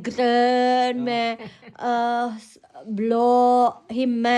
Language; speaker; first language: Norwegian; non-native, learner; Indonesian